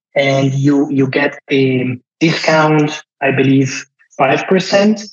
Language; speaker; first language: English; non-native, fluent; Italian